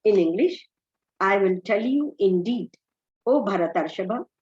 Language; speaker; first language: English; non-native, local second language; Hindi